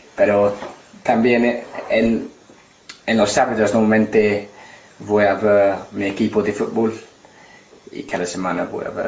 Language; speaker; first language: Spanish; non-native, learner; English